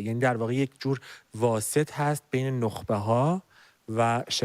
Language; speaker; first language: Persian; native; Persian